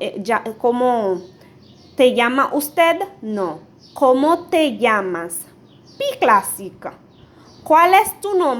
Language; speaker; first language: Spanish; non-native, learner; Haitian Creole